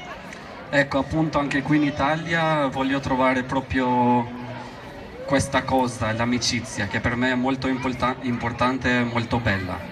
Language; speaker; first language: Italian; non-native, fluent; Albanian